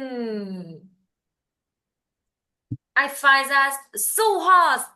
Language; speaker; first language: English; non-native, learner; Vietnamese